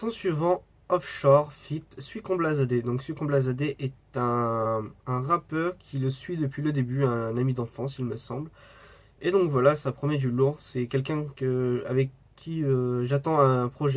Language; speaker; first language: French; native; French